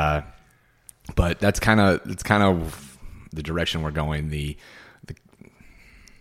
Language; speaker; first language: English; native; English